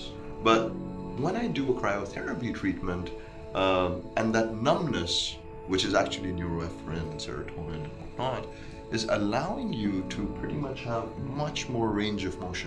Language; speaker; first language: English; native; English